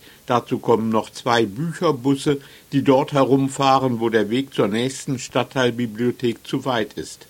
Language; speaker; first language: German; native; German